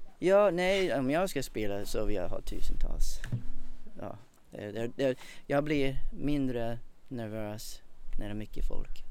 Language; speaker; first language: Swedish; non-native, fluent; English